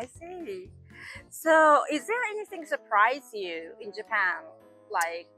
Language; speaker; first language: English; non-native, fluent; Japanese